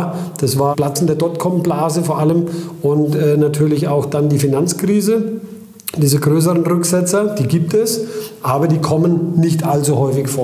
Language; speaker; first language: German; native; German